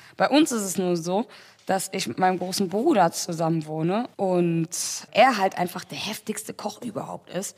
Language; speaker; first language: German; early bilingual, other home language; Tigrinya